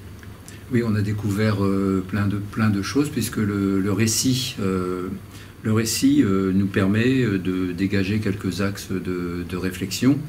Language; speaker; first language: French; native; French